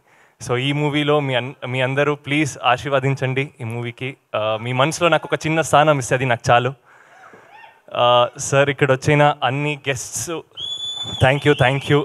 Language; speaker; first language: Telugu; non-native, learner; Kannada